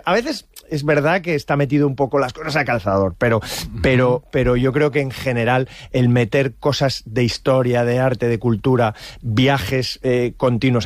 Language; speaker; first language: Spanish; native; Spanish